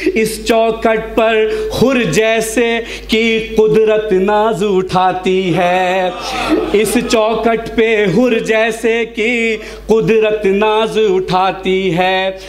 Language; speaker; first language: Urdu; native; Urdu